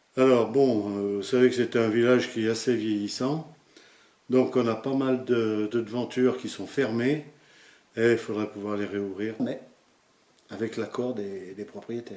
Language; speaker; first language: French; native; French